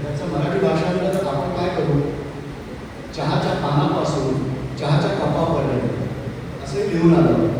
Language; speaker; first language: Marathi; native; Marathi